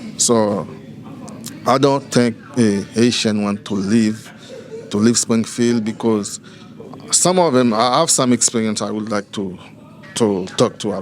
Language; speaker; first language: English; non-native, learner; Haitian Creole